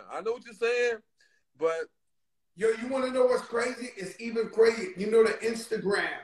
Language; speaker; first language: English; native; English